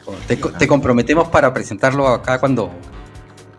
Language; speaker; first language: Spanish; native; Spanish